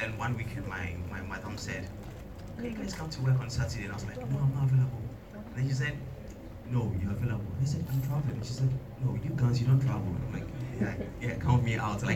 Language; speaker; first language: English; non-native, local second language; Ga